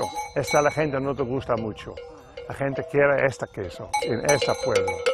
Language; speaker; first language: Spanish; non-native, learner; Dutch